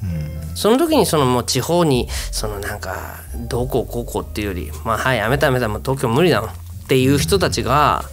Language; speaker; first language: Japanese; native; Japanese